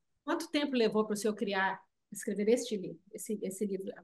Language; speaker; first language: Portuguese; early bilingual, heritage; Portuguese